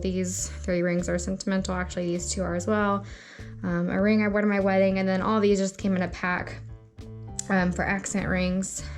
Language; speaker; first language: English; native; English